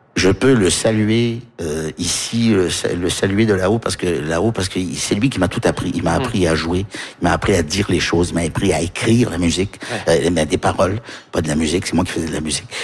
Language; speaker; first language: French; early bilingual, heritage; French